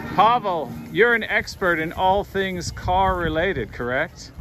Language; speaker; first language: English; native; English